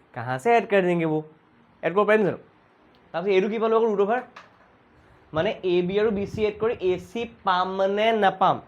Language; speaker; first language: Hindi; non-native, local second language; Assamese